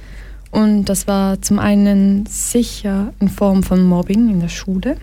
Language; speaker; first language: German; early bilingual, other home language; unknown